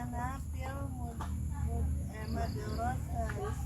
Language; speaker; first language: Arabic; non-native, learner; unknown